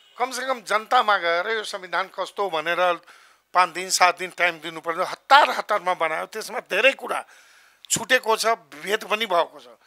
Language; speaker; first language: Nepali; non-native, local second language; Maithili